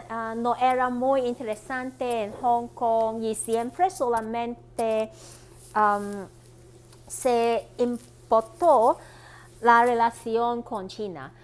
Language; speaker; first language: Spanish; non-native, learner; Cantonese